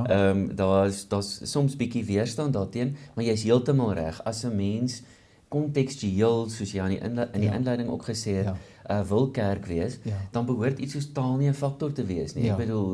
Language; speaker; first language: Afrikaans; native; Afrikaans